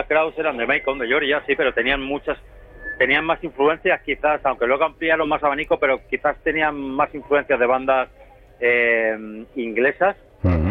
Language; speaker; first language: Spanish; native; Spanish